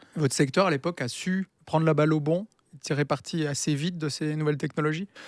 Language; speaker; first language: French; native; French